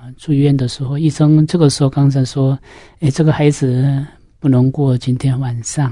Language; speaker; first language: Chinese; non-native, fluent; Korean